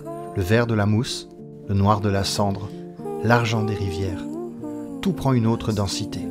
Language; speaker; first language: French; native; French